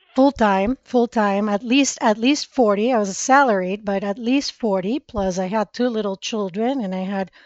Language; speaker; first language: English; non-native, fluent; Spanish